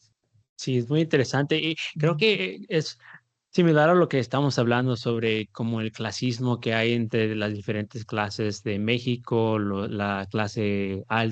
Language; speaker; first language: Spanish; early bilingual, heritage; Spanish